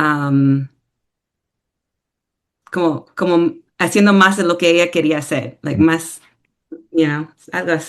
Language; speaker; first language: Spanish; early bilingual, heritage; English